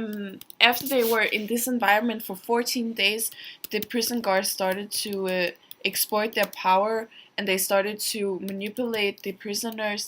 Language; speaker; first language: English; non-native, fluent; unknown